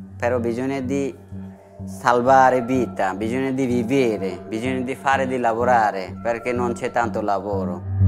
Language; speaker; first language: Italian; non-native, learner; Bangla